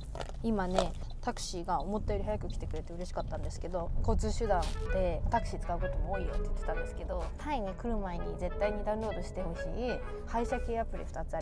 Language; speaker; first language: Japanese; native; Japanese